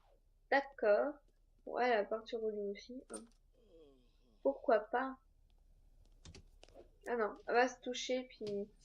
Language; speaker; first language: French; native; French